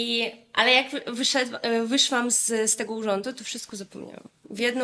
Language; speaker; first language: Polish; non-native, fluent; Russian